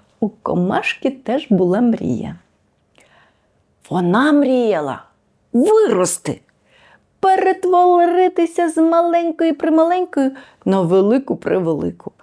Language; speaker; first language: Ukrainian; native; Ukrainian